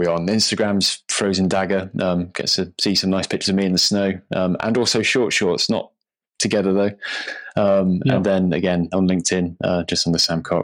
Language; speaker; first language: English; native; English